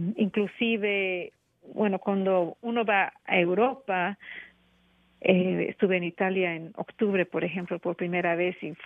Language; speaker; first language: Spanish; native; Spanish